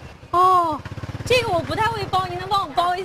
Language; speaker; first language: Chinese; native; Chinese